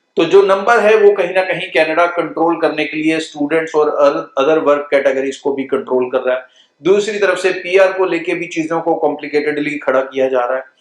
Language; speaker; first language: Hindi; non-native, local second language; Punjabi